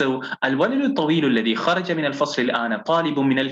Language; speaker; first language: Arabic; non-native, fluent; English